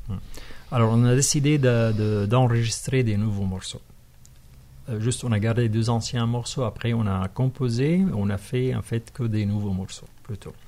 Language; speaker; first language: French; non-native, fluent; Arabic